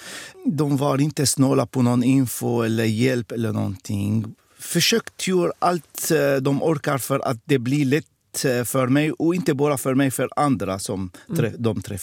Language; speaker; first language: Swedish; non-native, fluent; Arabic